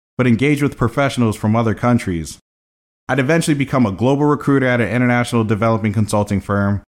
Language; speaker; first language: English; native; English